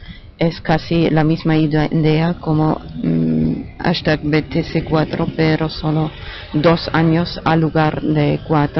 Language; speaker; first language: Spanish; non-native, fluent; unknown